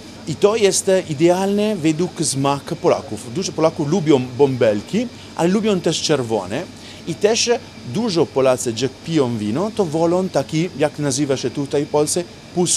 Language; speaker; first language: Polish; non-native, learner; Italian